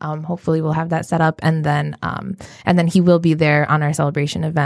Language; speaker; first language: English; native; English